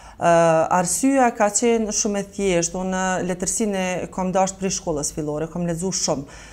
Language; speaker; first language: Albanian; native; Albanian